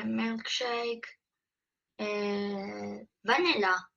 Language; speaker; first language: English; non-native, fluent; Polish